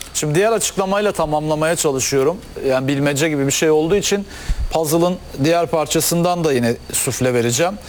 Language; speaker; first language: Turkish; native; Turkish